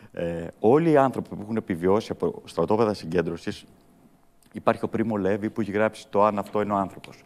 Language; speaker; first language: Greek; early bilingual, heritage; Greek